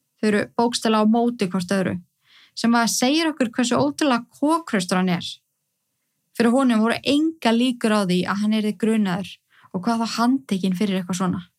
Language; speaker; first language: Icelandic; native; Icelandic